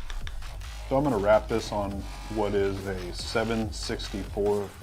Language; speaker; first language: English; native; English